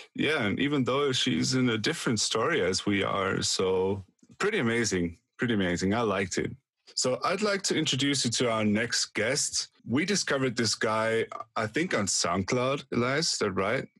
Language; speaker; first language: English; non-native, fluent; German